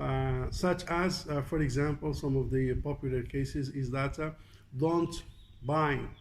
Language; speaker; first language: English; non-native, fluent; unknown